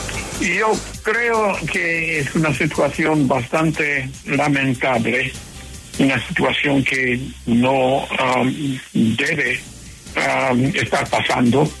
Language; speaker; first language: Spanish; non-native, fluent; English